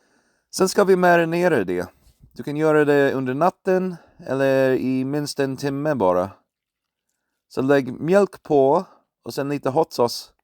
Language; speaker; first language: Swedish; non-native, fluent; English